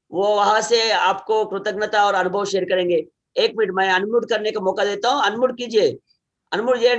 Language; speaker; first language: Hindi; non-native, local second language; Telugu